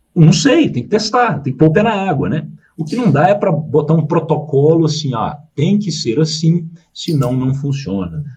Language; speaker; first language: Portuguese; native; Portuguese